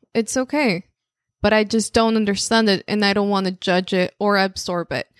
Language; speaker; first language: English; non-native, fluent; Spanish